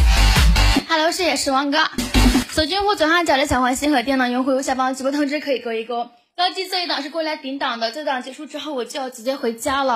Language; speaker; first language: Chinese; native; Chinese